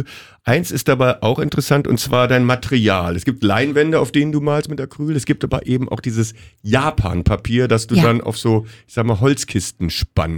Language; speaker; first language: German; native; German